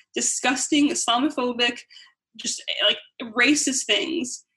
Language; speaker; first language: English; native; English